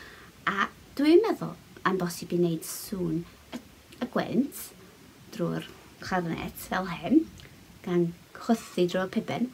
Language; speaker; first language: Welsh; non-native, local second language; English